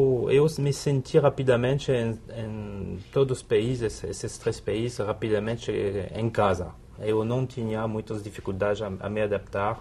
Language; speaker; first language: Portuguese; non-native, fluent; French